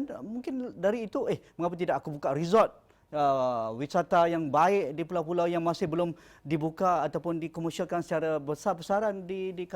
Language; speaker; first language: Malay; native; Malay